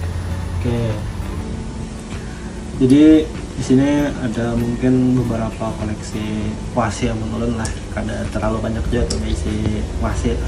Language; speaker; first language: Indonesian; non-native, local second language; Banjar